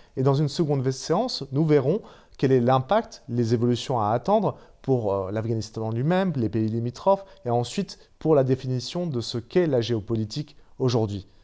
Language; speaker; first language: French; native; French